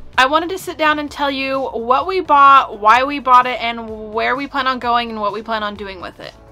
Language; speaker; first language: English; native; English